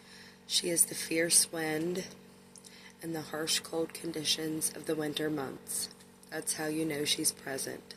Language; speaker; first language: English; native; English